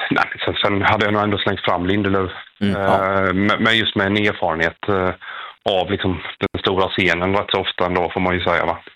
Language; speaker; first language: Swedish; native; Swedish